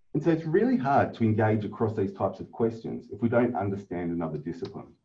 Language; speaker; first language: English; native; English